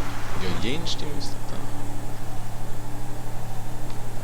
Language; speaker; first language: German; native; German